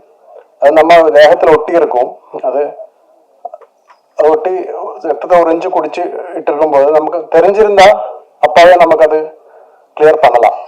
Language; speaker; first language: Tamil; non-native, learner; Malayalam